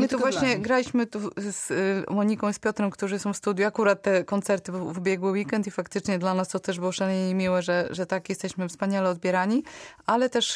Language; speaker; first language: Polish; native; Polish